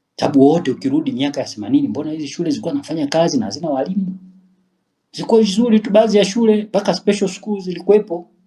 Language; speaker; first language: Swahili; native; Swahili